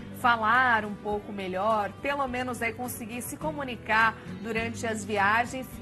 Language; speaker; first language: Portuguese; native; Portuguese